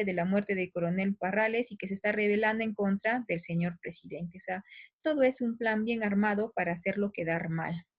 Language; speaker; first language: Spanish; native; Spanish